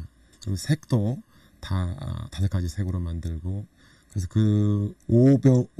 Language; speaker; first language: Korean; native; Korean